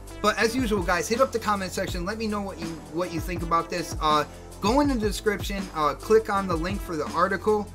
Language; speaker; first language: English; native; English